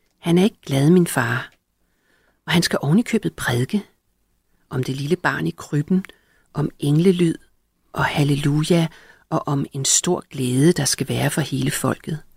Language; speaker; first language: Danish; native; Danish